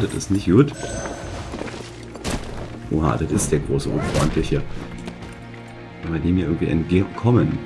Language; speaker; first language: German; native; German